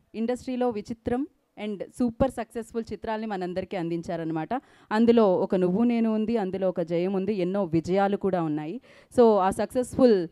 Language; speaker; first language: Telugu; native; Telugu